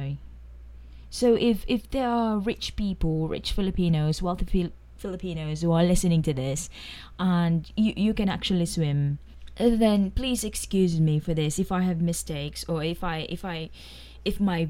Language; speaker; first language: English; non-native, local second language; Filipino